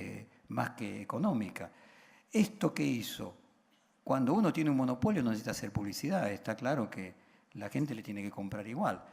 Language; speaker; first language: Spanish; native; Spanish